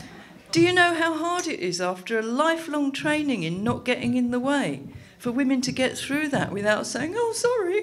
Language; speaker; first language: English; native; English